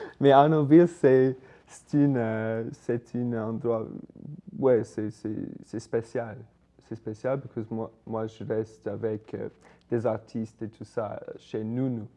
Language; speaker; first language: French; non-native, fluent; Swedish